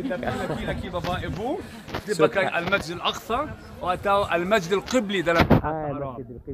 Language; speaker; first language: Indonesian; non-native, learner; Arabic